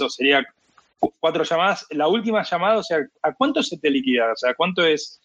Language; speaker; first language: Spanish; native; Spanish